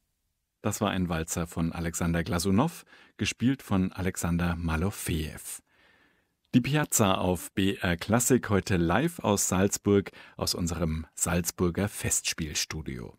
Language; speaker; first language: German; native; German